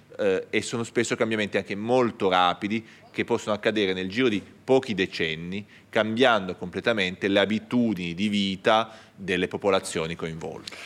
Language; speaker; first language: Italian; native; Italian